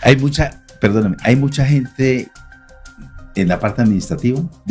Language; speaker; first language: Spanish; native; Spanish